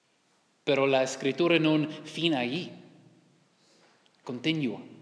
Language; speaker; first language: Spanish; non-native, learner; English